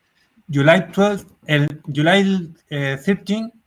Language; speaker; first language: English; non-native, learner; Spanish